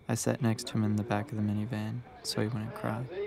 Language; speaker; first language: English; native; English